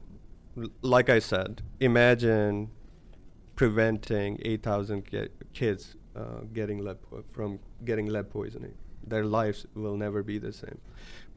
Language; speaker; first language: English; non-native, local second language; Gujarati